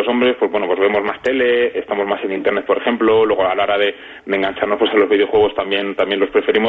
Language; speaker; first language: Spanish; native; Spanish